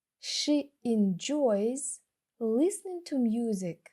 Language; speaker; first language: English; non-native, fluent; Ukrainian